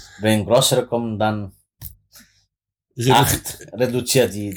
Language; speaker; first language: German; non-native, fluent; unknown